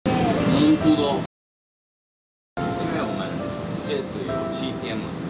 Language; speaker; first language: Chinese; non-native, fluent; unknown